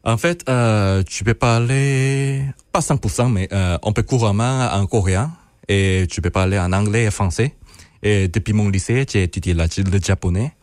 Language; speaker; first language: French; non-native, fluent; Korean